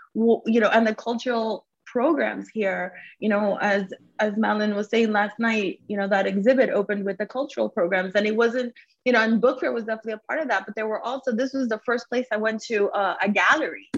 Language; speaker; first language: English; early bilingual, other home language; Spanish